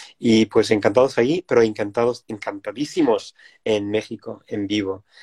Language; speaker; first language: Spanish; non-native, fluent; English